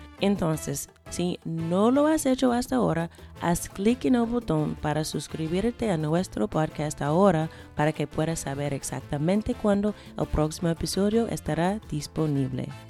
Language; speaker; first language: Spanish; non-native, fluent; English